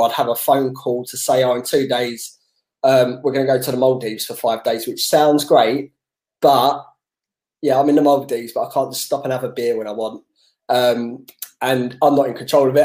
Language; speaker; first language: English; native; English